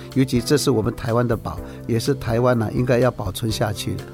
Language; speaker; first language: Chinese; native; Chinese